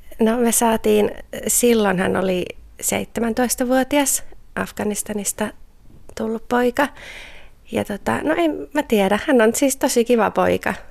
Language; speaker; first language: Finnish; native; Finnish